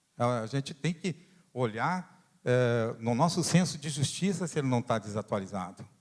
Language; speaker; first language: Portuguese; non-native, fluent; Italian